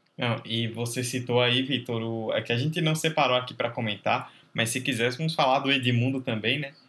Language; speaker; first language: Portuguese; native; Portuguese